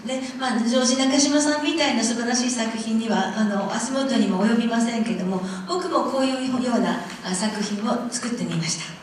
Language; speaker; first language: Japanese; non-native, fluent; English